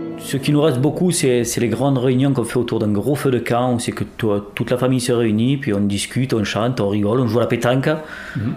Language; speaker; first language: French; native; French